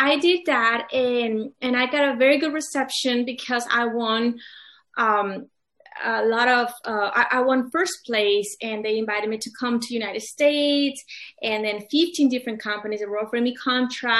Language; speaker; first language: English; non-native, fluent; Spanish